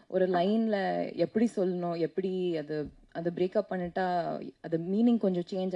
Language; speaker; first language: Tamil; non-native, learner; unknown